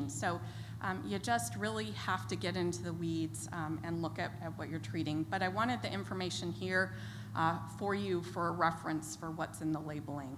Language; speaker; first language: English; native; English